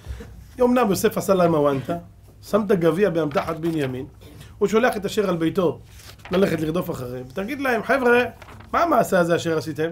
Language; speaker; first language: Hebrew; native; Hebrew